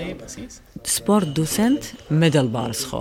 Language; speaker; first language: Dutch; non-native, learner; Arabic